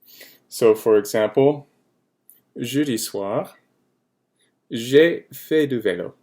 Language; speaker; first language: French; non-native, fluent; English